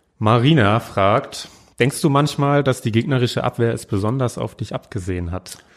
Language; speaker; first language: German; native; German